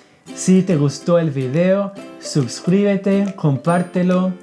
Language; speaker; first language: Spanish; non-native, fluent; English